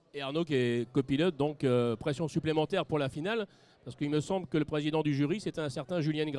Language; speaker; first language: French; native; French